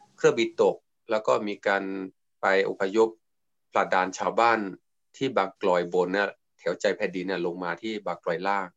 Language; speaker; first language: Thai; non-native, local second language; S'gaw Karen